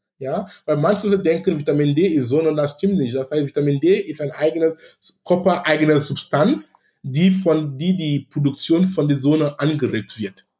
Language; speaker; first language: German; non-native, fluent; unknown